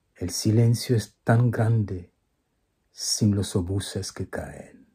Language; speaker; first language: Spanish; non-native, fluent; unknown